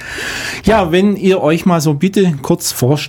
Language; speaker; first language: German; native; German